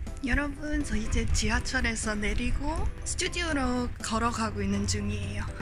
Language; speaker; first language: Korean; non-native, fluent; English